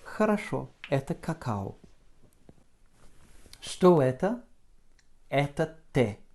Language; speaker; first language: Russian; non-native, fluent; French